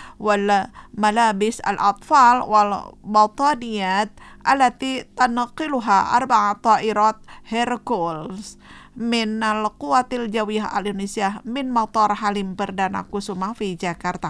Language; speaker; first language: Arabic; non-native, fluent; Indonesian